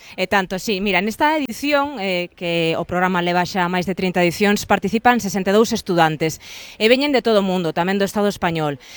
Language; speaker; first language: Galician; non-native, local second language; Spanish